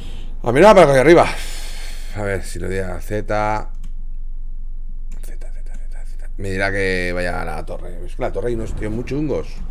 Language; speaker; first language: Spanish; native; Spanish